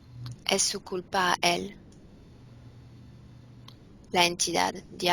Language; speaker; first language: Spanish; non-native, fluent; French